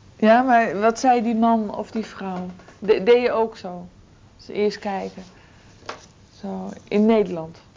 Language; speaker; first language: Dutch; native; Dutch